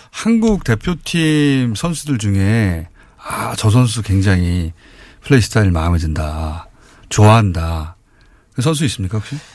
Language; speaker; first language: Korean; native; Korean